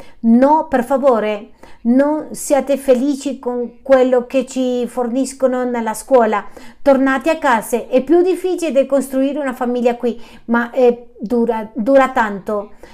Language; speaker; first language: Italian; non-native, fluent; Spanish